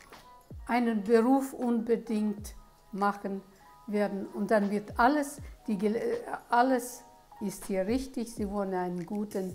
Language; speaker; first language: German; early bilingual, heritage; German